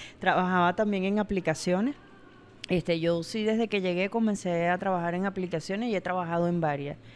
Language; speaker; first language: Spanish; native; Spanish